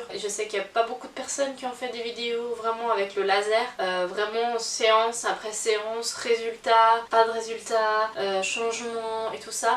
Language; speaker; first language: French; native; French